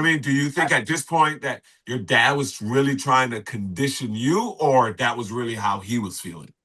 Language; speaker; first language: English; native; English